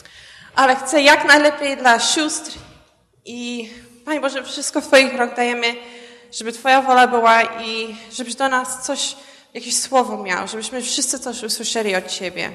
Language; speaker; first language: Polish; early bilingual, heritage; Polish